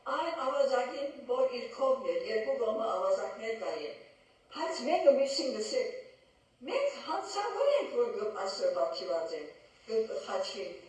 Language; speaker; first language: Armenian; early bilingual, heritage; Armenian